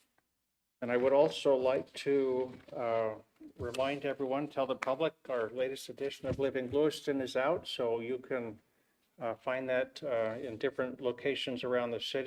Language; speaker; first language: English; native; English